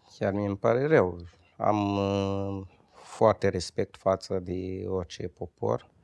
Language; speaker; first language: Romanian; non-native, fluent; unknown